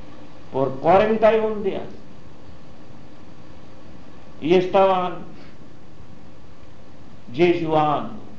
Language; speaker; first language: Portuguese; non-native, learner; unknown